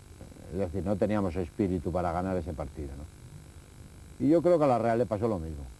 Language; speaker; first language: Spanish; native; Spanish